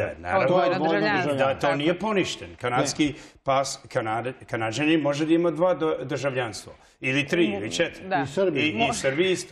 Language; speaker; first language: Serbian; early bilingual, heritage; English